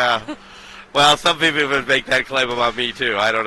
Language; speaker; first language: English; native; English